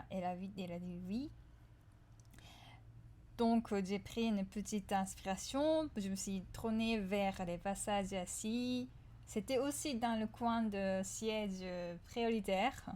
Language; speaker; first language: French; non-native, fluent; Japanese